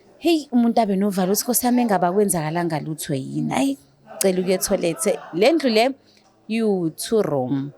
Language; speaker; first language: Zulu; native; Zulu